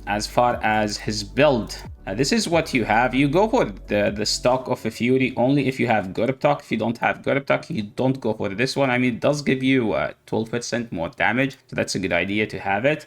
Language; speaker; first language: English; non-native, fluent; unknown